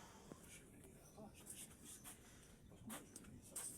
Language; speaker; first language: French; non-native, local second language; Arabic